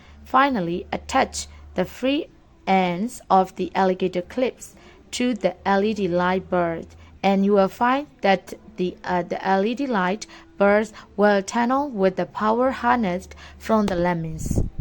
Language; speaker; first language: English; non-native, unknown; Burmese